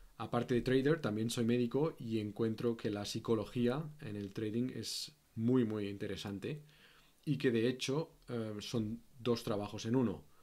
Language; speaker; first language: Spanish; native; Spanish